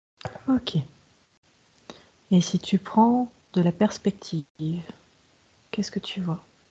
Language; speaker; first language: French; native; French